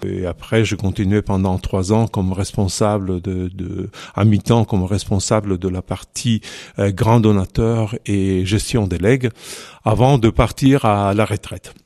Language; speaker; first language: French; non-native, fluent; Italian